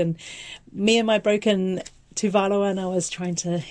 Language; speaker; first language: English; native; English